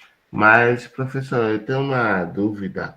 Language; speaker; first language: Portuguese; non-native, learner; Haitian Creole